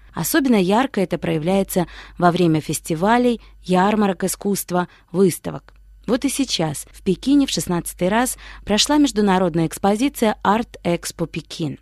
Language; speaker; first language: Russian; non-native, fluent; Chinese